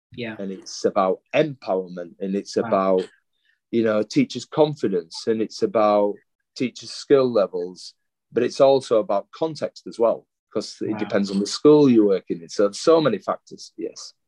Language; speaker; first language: English; native; English